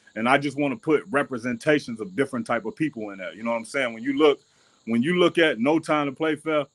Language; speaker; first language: English; native; English